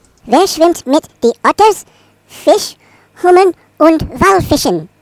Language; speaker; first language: German; non-native, learner; English